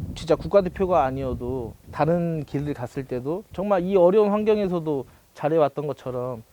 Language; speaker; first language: Korean; native; Korean